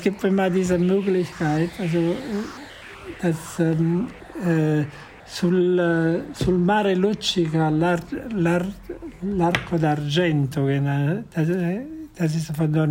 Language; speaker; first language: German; non-native, fluent; Italian